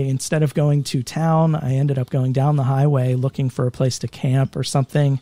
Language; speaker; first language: English; native; English